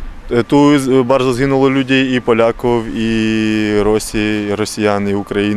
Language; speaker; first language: Polish; non-native, learner; Ukrainian